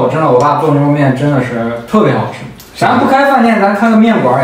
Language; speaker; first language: Chinese; native; Chinese